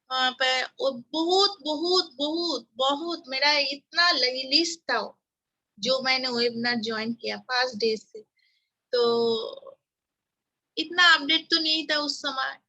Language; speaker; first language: Hindi; non-native, local second language; Bangla